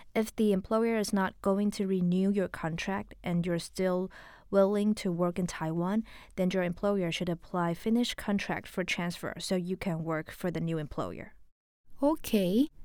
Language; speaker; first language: English; non-native, local second language; Filipino